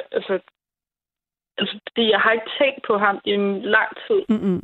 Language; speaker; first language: Danish; native; Danish